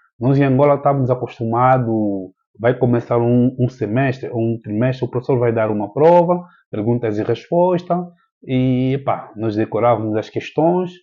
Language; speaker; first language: Portuguese; native; Portuguese